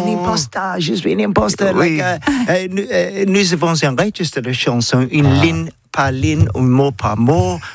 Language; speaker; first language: French; non-native, learner; English